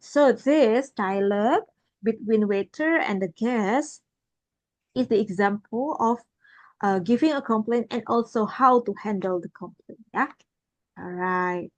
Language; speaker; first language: English; non-native, fluent; Indonesian